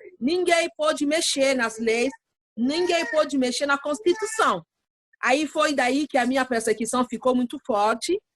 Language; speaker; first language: Portuguese; non-native, learner; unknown